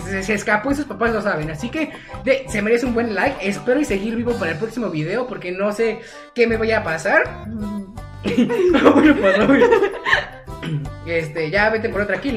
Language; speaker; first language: Spanish; native; Spanish